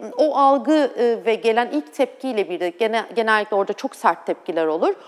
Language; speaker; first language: Turkish; native; Turkish